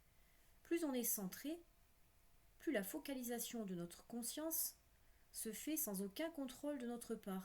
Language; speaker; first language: French; native; French